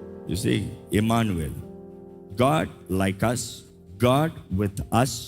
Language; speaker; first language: English; non-native, local second language; Telugu